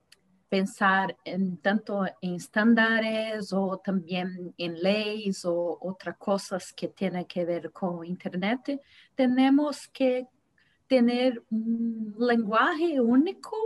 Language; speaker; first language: Spanish; non-native, fluent; Portuguese